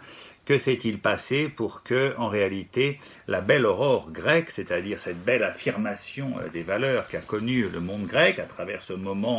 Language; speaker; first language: French; native; French